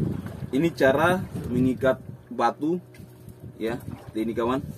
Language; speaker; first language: Indonesian; native; Indonesian